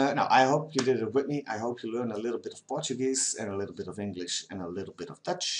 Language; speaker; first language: English; non-native, fluent; Dutch